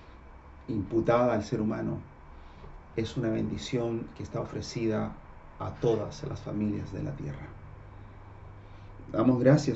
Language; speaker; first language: Spanish; native; Spanish